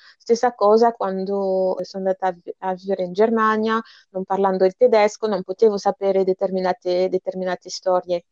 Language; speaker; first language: Italian; non-native, fluent; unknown